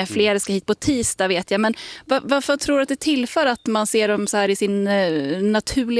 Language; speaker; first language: Swedish; native; Swedish